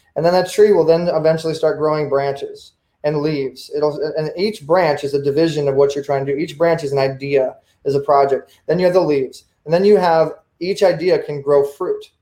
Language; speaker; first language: English; native; English